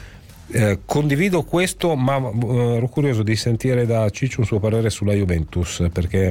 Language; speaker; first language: Italian; native; Italian